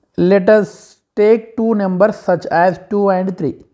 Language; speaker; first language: English; non-native, local second language; Telugu